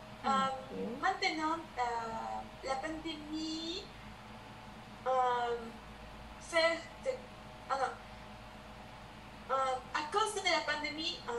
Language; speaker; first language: French; non-native, learner; Spanish